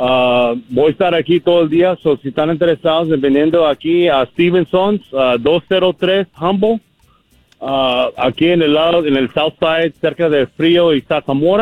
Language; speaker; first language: Spanish; early bilingual, heritage; English